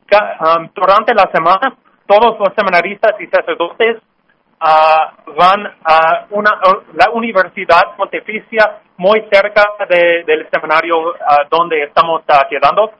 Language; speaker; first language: Spanish; non-native, fluent; English